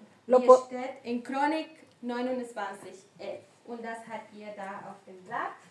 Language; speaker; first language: German; non-native, learner; Spanish